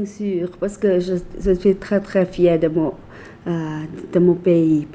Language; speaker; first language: French; non-native, fluent; Thai